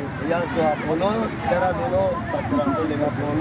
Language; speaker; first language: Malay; non-native, learner; Rohingya